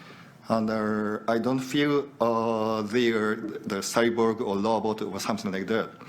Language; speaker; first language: English; non-native, learner; Japanese